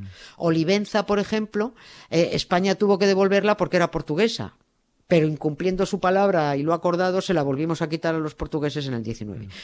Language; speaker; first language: Spanish; native; Spanish